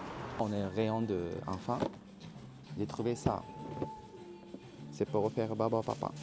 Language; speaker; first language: French; non-native, learner; Japanese